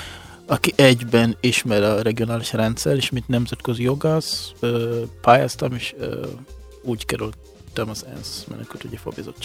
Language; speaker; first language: Hungarian; non-native, fluent; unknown